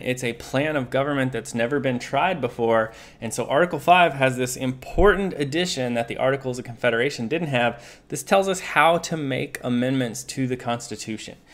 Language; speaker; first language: English; native; English